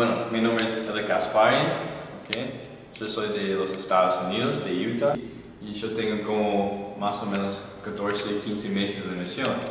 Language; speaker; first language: Spanish; non-native, fluent; English